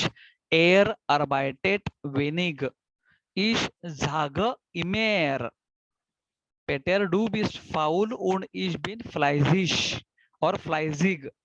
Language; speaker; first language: German; non-native, fluent; Marathi